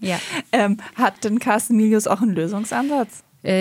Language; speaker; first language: German; native; German